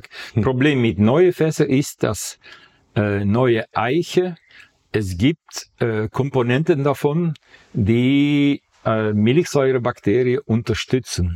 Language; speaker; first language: German; non-native, fluent; Dutch